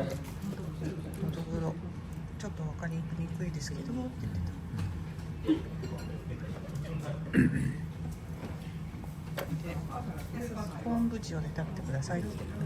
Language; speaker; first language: Japanese; native; Japanese